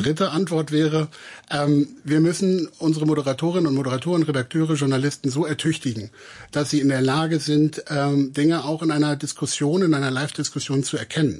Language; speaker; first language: German; native; German